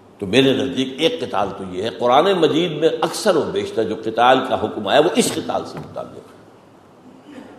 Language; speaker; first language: Urdu; native; Urdu